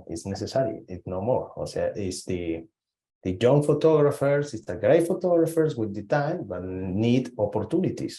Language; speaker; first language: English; non-native, learner; Spanish